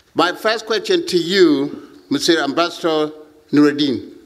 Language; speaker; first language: English; non-native, learner; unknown